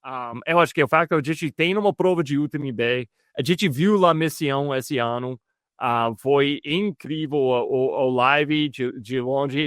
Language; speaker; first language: Portuguese; non-native, fluent; English